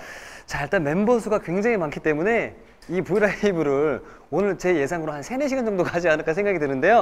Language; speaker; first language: Korean; native; Korean